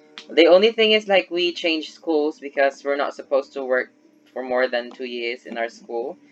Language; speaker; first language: English; non-native, local second language; Filipino